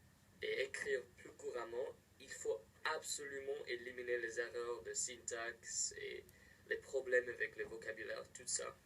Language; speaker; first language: French; non-native, fluent; English